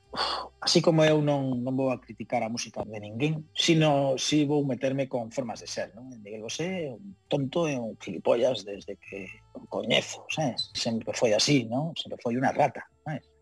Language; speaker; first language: Galician; non-native, learner; Spanish